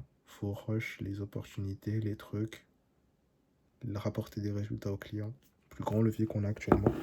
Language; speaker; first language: French; native; French